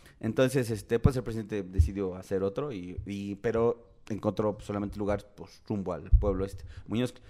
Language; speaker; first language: Spanish; native; Spanish